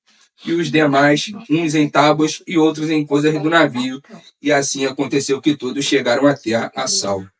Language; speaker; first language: Portuguese; native; Portuguese